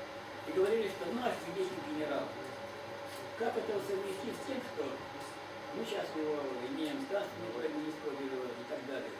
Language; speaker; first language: Russian; native; Russian